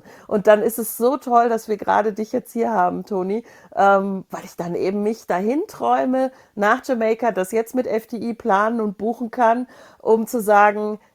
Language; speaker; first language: German; native; German